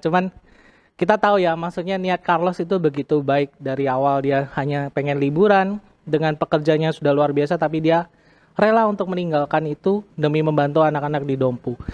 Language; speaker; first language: Indonesian; native; Indonesian